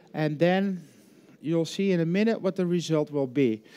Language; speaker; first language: English; non-native, fluent; Dutch